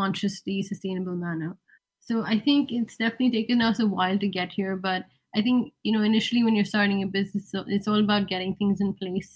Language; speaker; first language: English; non-native, local second language; Hindi